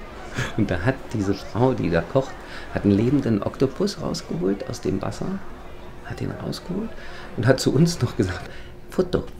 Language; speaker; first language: German; native; German